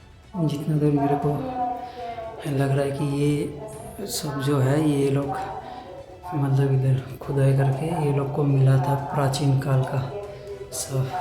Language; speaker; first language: Hindi; non-native, local second language; Bangla